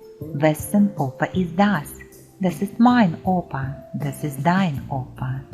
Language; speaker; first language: German; non-native, fluent; Ukrainian